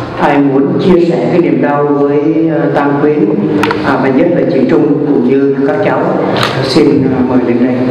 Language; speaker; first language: Vietnamese; native; Vietnamese